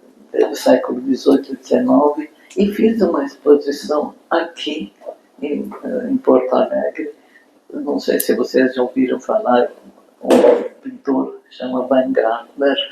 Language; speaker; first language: Portuguese; non-native, fluent; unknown